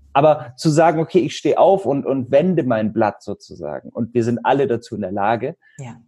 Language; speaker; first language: German; native; German